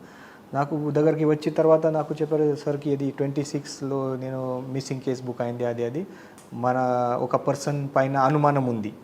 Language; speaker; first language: Telugu; non-native, fluent; Marathi